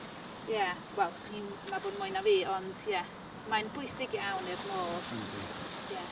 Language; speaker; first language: Welsh; non-native, fluent; English